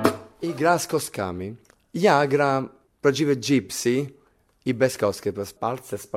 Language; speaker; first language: Polish; non-native, learner; Italian